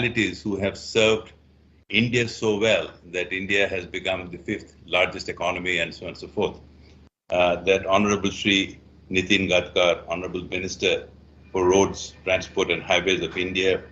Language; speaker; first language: English; non-native, fluent; Bangla